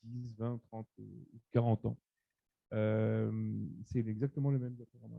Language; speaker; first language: French; native; French